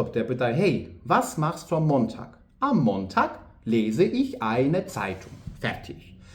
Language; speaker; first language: German; non-native, fluent; Ukrainian